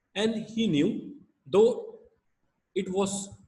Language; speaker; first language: English; non-native, local second language; Hindi